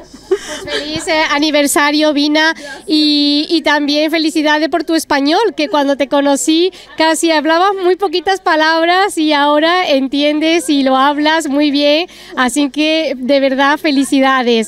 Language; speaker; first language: Spanish; native; Spanish